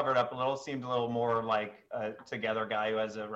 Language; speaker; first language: English; native; English